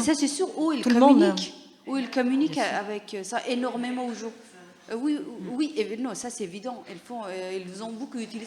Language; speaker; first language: French; non-native, learner; Persian